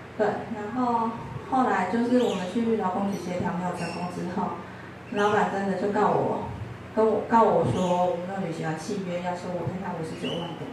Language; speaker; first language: Chinese; native; Chinese